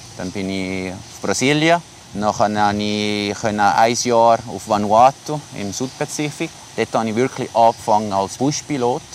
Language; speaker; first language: German; non-native, local second language; Italian